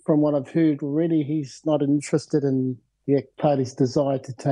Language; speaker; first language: English; native; English